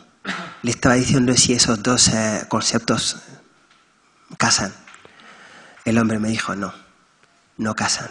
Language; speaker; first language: Spanish; non-native, fluent; Wolof